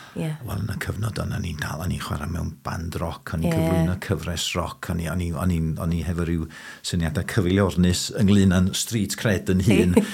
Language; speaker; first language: Welsh; early bilingual, heritage; Welsh